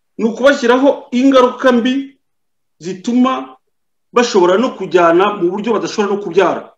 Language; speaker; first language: Kinyarwanda; native; Kinyarwanda